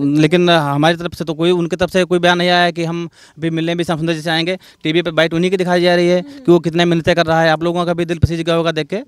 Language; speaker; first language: Hindi; native; Hindi